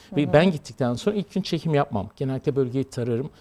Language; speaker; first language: Turkish; native; Turkish